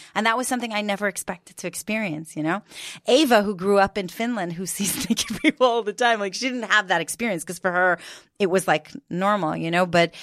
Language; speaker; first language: English; non-native, fluent; Hebrew